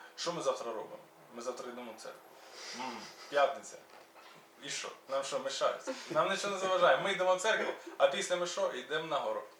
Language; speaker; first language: Ukrainian; native; Ukrainian